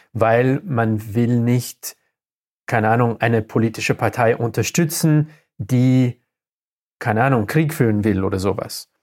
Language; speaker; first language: German; non-native, fluent; English